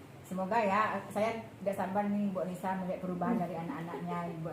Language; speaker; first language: Indonesian; native; Indonesian